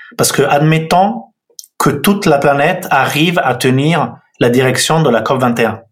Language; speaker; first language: French; non-native, fluent; Italian